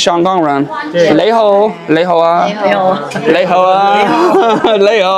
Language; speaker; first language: Chinese; non-native, learner; English